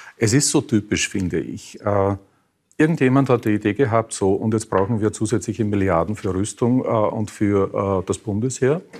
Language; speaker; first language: German; native; German